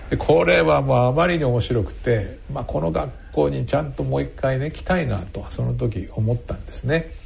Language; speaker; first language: Japanese; native; Japanese